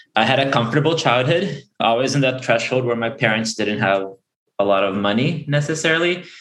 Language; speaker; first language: English; early bilingual, other home language; Portuguese